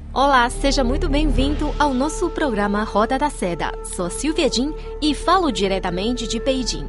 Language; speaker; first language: Portuguese; non-native, fluent; Chinese